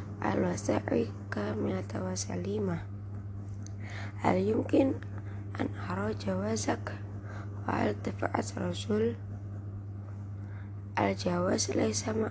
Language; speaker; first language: Arabic; non-native, learner; Indonesian